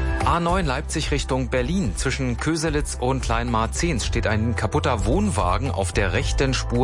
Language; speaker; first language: German; native; German